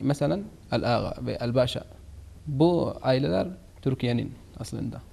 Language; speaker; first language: Turkish; non-native, learner; Arabic